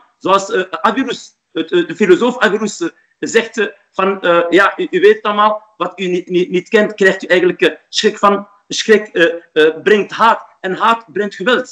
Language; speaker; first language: Dutch; non-native, fluent; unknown